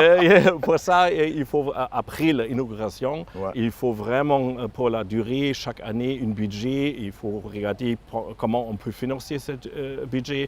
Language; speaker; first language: French; non-native, fluent; German